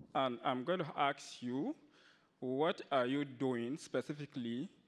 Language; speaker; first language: English; non-native, local second language; Hausa